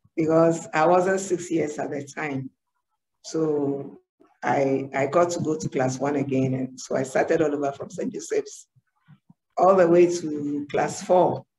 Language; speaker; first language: English; non-native, local second language; Ewe